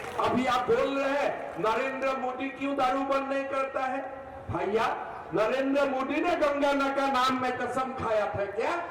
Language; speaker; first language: Hindi; non-native, local second language; Assamese